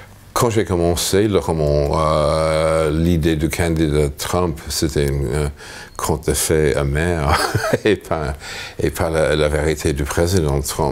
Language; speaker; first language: French; non-native, fluent; English